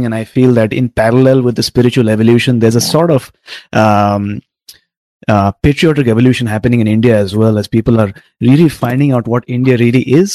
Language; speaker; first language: English; non-native, local second language; Tamil